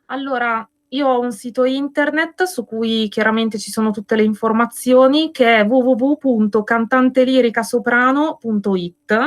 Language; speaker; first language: Italian; native; Italian